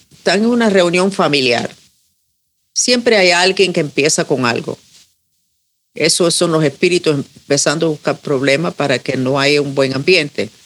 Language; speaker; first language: Spanish; non-native, fluent; English